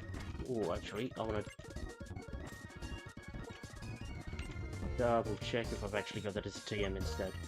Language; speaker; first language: English; native; English